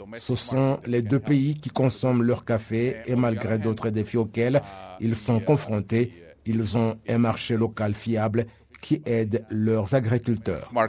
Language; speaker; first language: French; non-native, local second language; Kinyarwanda